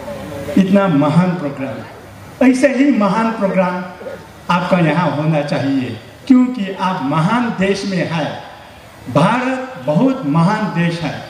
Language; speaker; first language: Hindi; non-native, learner; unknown